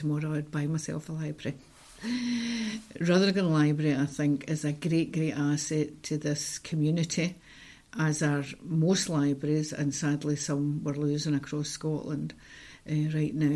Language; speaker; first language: English; native; English